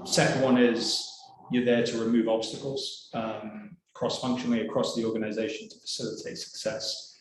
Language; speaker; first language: English; native; English